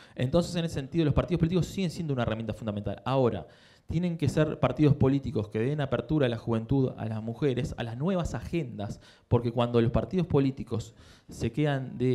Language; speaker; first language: Spanish; native; Spanish